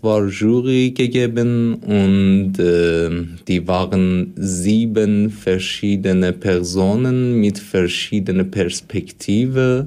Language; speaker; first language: German; non-native, fluent; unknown